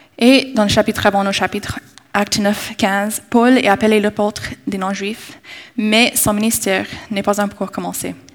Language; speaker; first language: French; non-native, fluent; English